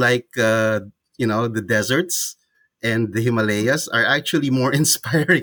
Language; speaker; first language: English; non-native, local second language; Cebuano